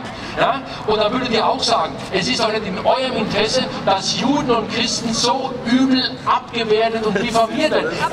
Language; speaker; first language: German; native; German